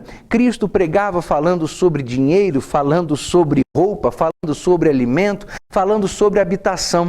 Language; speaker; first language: Portuguese; native; Portuguese